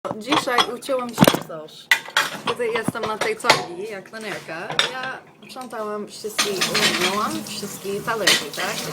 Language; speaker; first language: Polish; non-native, learner; English